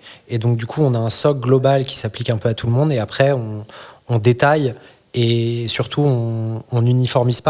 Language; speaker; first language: French; native; French